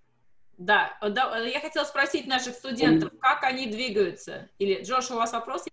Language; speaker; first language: Russian; native; Russian